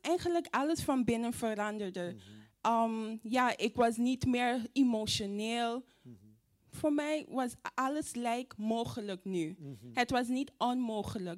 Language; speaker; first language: Dutch; non-native, fluent; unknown